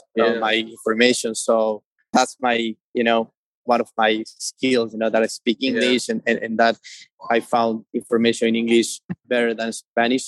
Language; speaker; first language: English; non-native, fluent; Spanish